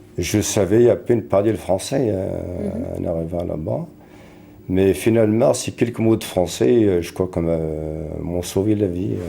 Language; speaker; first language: French; non-native, local second language; Kabyle